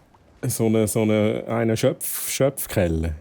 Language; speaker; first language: German; native; German